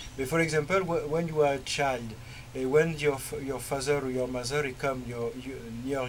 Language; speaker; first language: English; non-native, learner; French